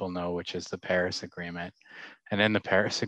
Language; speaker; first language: English; native; English